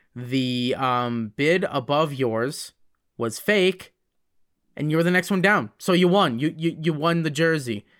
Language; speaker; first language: English; native; English